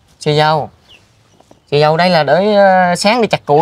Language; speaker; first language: Vietnamese; native; Vietnamese